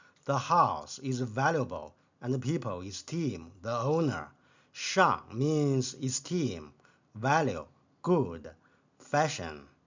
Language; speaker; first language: English; non-native, fluent; Chinese